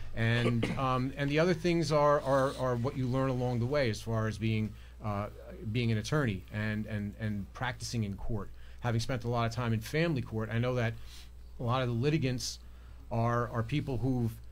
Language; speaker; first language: English; native; English